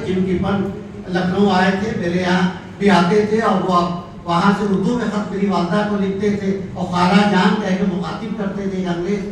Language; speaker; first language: Urdu; native; Urdu